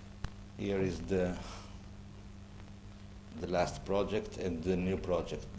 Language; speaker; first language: English; non-native, learner; Portuguese